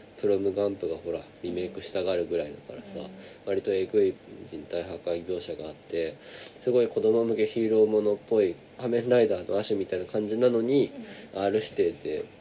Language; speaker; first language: Japanese; native; Japanese